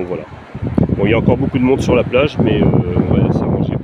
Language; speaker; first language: French; native; French